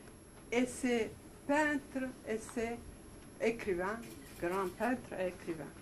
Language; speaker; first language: French; non-native, fluent; Serbian